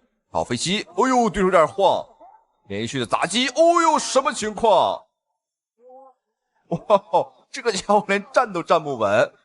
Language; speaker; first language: Chinese; native; Chinese